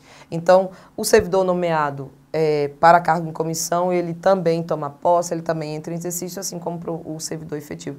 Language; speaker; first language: Portuguese; native; Portuguese